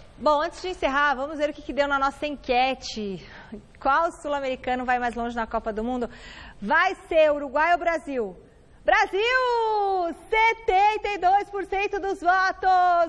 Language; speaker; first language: Portuguese; native; Portuguese